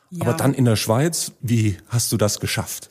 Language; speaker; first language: German; native; German